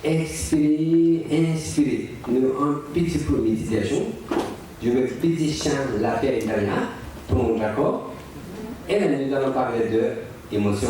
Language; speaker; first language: French; non-native, learner; Tibetan